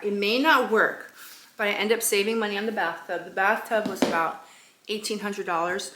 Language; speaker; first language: English; native; English